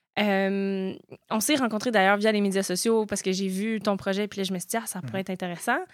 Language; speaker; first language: French; native; French